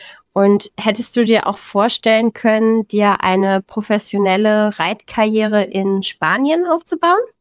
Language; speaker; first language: German; native; German